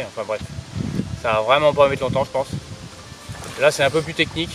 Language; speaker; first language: French; native; French